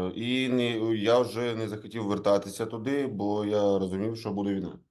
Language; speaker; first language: Ukrainian; non-native, local second language; Russian